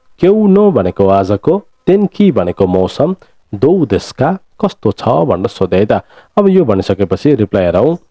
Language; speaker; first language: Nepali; native; Nepali